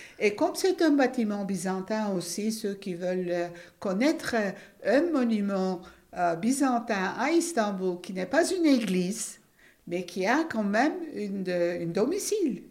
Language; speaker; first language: French; non-native, fluent; Turkish